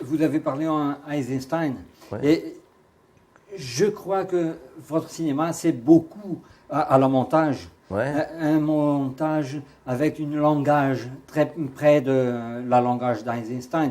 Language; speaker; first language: French; non-native, fluent; Portuguese